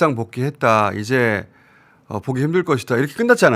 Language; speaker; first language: Korean; native; Korean